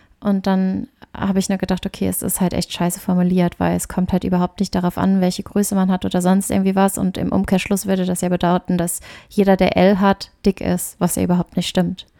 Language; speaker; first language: German; native; German